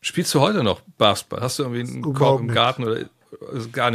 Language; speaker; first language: German; native; German